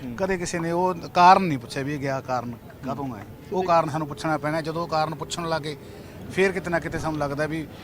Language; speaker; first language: Punjabi; native; Punjabi